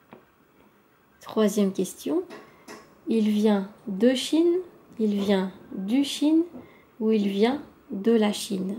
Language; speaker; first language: French; native; French